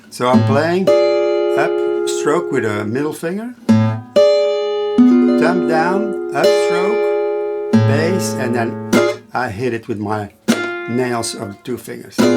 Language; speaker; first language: English; non-native, fluent; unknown